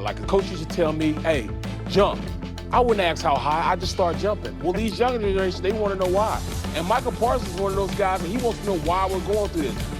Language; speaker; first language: English; native; English